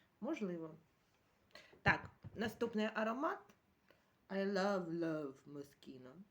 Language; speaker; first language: Ukrainian; native; Ukrainian